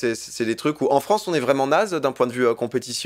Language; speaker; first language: French; native; French